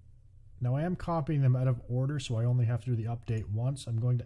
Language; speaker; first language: English; native; English